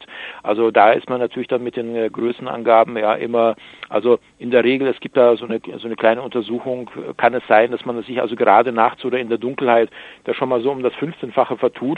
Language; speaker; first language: German; native; German